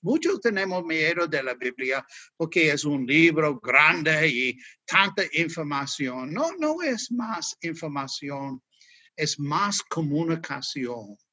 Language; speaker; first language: Spanish; non-native, fluent; English